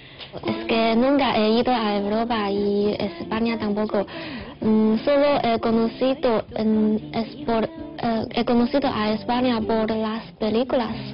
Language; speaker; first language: Spanish; non-native, learner; Chinese